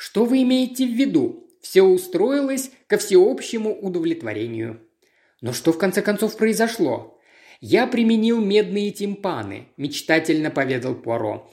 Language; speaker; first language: Russian; native; Russian